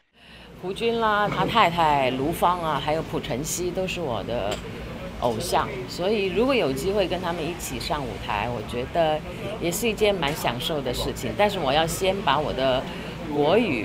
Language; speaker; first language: Chinese; non-native, local second language; Cantonese